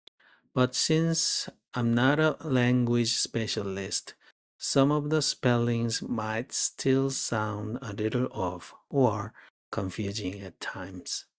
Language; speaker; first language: English; non-native, fluent; Korean